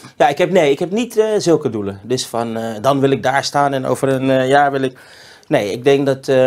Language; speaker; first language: Dutch; native; Dutch